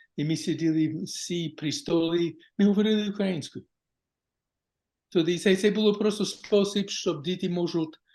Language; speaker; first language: Ukrainian; non-native, learner; English